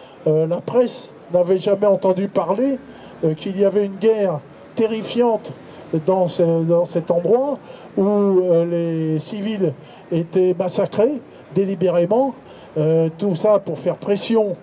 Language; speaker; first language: French; native; French